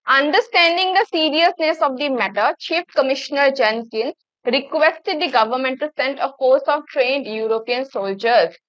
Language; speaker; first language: English; non-native, local second language; Assamese